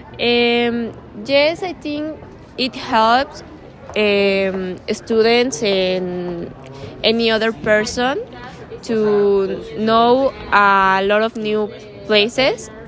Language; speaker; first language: English; non-native, learner; Spanish